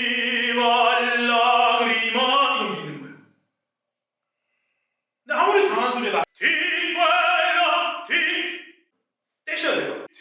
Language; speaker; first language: Korean; native; Korean